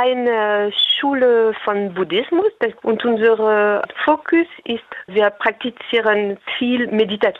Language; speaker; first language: German; non-native, fluent; French